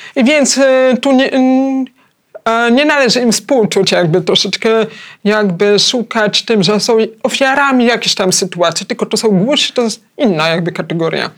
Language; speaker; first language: Polish; early bilingual, heritage; Polish